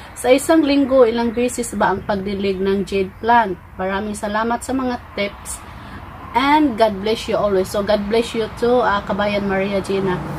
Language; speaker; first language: Filipino; non-native, local second language; Cebuano